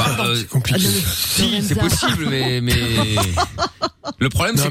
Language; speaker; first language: French; native; French